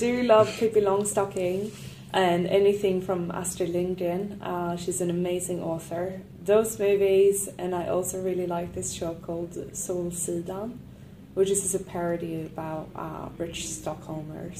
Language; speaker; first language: English; non-native, fluent; Swedish